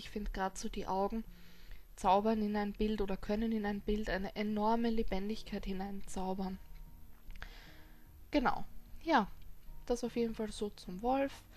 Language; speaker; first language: German; native; German